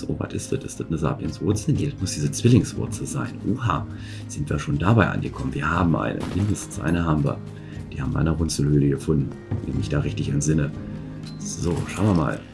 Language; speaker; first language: German; native; German